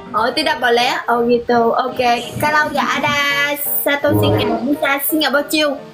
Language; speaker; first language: Indonesian; non-native, learner; Vietnamese